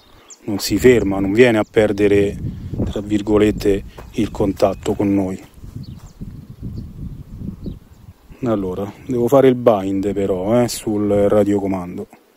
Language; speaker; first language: Italian; native; Italian